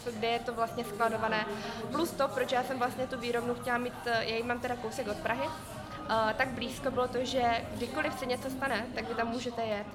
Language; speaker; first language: Czech; early bilingual, other home language; Vietnamese